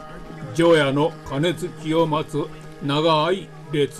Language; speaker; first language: Japanese; native; Japanese